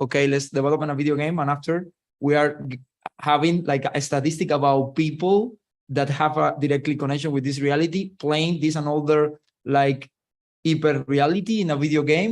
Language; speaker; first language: English; non-native, fluent; Spanish